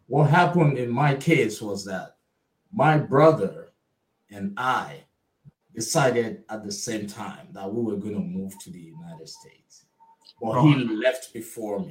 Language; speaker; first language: English; non-native, local second language; Igbo